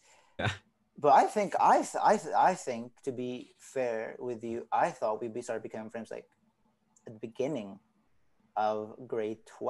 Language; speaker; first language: English; non-native, fluent; Spanish